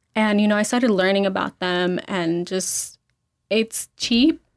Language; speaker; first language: English; early bilingual, other home language; Spanish